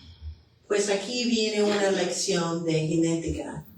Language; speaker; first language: Spanish; non-native, fluent; English